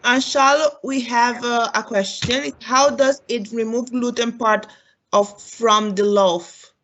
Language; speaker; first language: English; non-native, fluent; Romanian